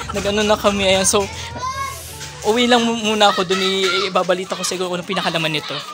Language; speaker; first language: Filipino; native; Filipino